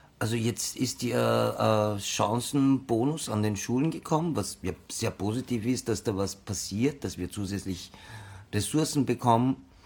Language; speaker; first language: German; early bilingual, other home language; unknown